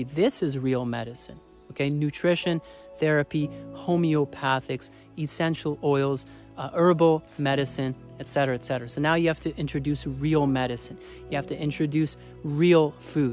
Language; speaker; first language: English; native; English